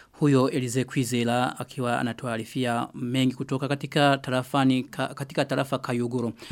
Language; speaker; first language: Swahili; non-native, local second language; Rundi